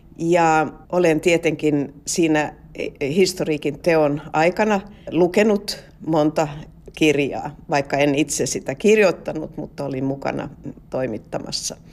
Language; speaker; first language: Finnish; non-native, local second language; Swedish